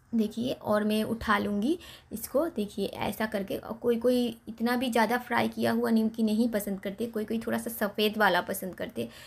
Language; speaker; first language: Hindi; non-native, local second language; Bangla